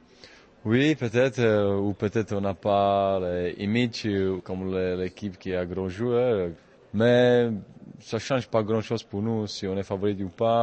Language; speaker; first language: French; non-native, fluent; Czech